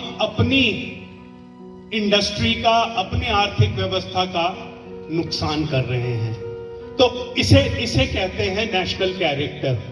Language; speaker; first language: Hindi; native; Hindi